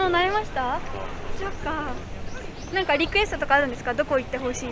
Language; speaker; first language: Japanese; native; Japanese